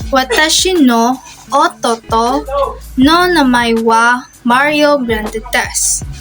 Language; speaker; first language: Japanese; non-native, learner; Filipino